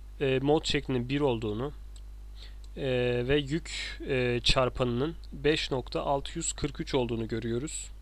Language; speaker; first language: Turkish; native; Turkish